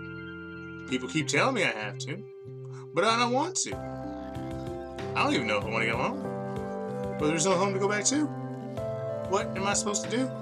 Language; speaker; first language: English; native; English